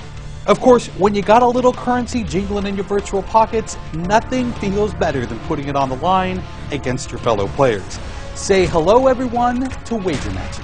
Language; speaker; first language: English; native; English